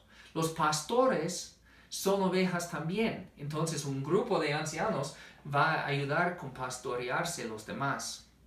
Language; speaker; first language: Spanish; non-native, fluent; English